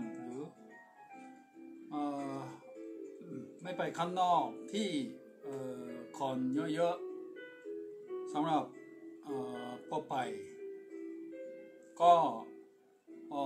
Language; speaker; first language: Thai; non-native, fluent; Japanese